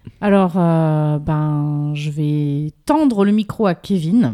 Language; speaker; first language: French; native; French